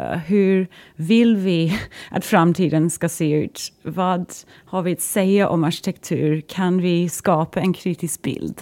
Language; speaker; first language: Swedish; non-native, fluent; English